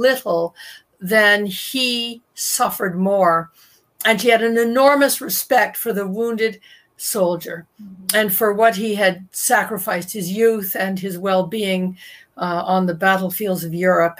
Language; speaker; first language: English; native; English